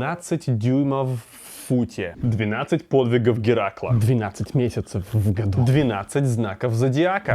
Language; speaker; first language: Russian; native; Russian